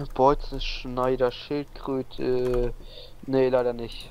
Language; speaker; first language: German; native; German